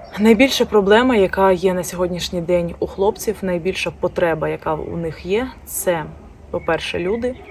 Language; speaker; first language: Ukrainian; non-native, local second language; Russian